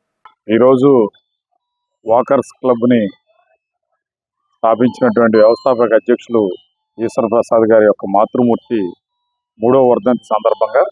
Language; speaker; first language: Telugu; native; Telugu